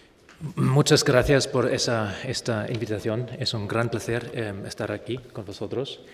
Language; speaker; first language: Spanish; non-native, fluent; German